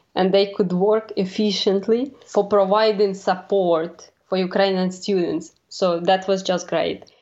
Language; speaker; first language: English; non-native, fluent; Ukrainian